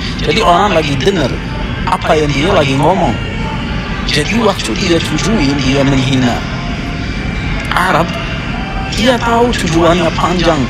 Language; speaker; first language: Indonesian; non-native, fluent; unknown